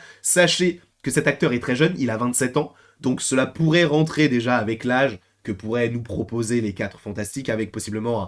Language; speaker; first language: French; native; French